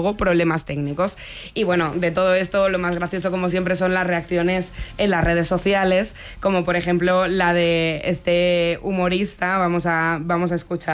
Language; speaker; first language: Spanish; native; Spanish